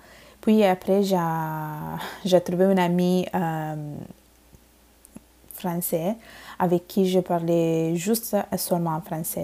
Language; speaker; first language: French; non-native, fluent; Bangla